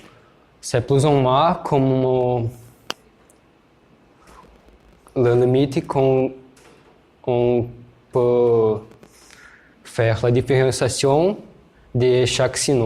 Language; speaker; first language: French; non-native, learner; Portuguese